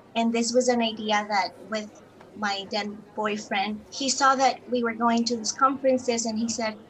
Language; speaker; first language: English; non-native, fluent; Spanish